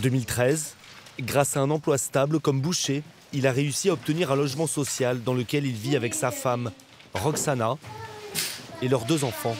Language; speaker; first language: French; native; French